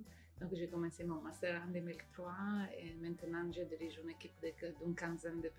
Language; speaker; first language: French; non-native, fluent; Italian